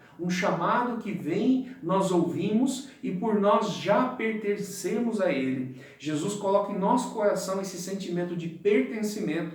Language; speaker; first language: Portuguese; native; Portuguese